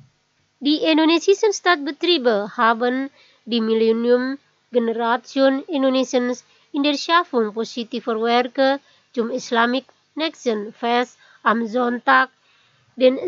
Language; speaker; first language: German; non-native, fluent; Indonesian